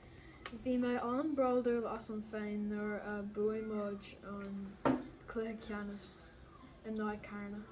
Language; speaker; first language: Irish; non-native, local second language; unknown